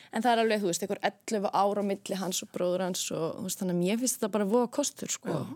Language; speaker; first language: Icelandic; native; Icelandic